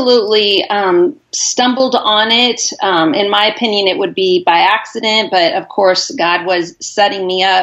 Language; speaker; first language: English; native; English